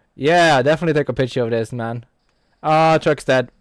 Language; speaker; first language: English; non-native, fluent; Norwegian